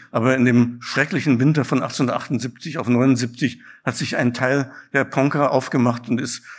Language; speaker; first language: German; native; German